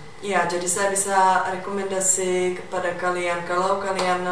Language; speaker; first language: Indonesian; non-native, fluent; Czech